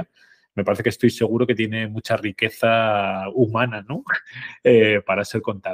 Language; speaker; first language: Spanish; native; Spanish